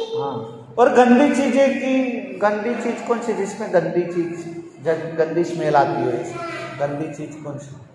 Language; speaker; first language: Hindi; non-native, local second language; Gujarati